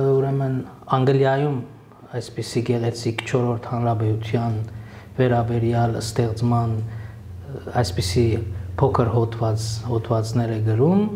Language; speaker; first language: Armenian; early bilingual, heritage; Armenian